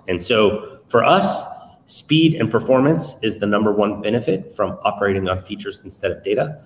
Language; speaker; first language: English; non-native, fluent; Spanish